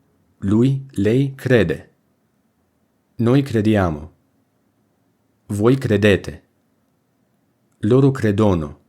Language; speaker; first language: Italian; non-native, learner; English